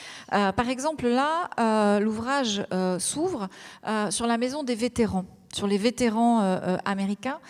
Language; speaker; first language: French; native; French